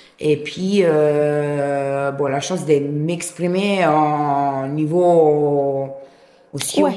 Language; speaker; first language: French; non-native, fluent; Italian